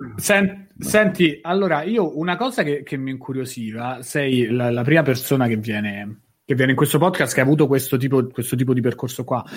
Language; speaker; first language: Italian; native; Italian